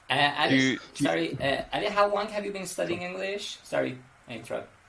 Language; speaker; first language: English; non-native, fluent; Persian